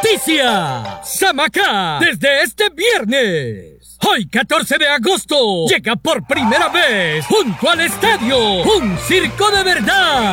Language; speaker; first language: Spanish; native; Spanish